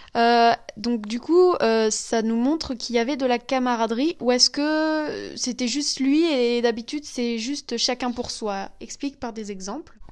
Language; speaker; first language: French; native; French